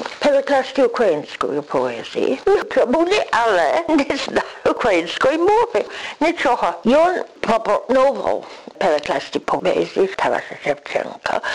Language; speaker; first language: Polish; non-native, learner; English